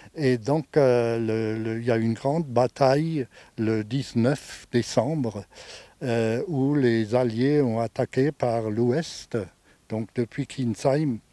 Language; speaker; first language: French; native; French